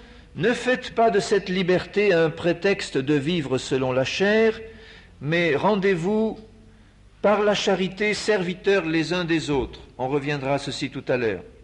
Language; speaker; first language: French; native; French